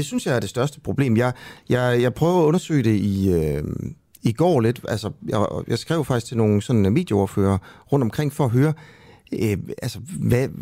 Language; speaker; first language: Danish; native; Danish